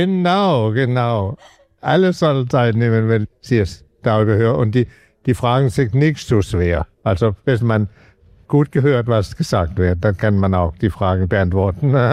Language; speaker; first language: German; non-native, fluent; Danish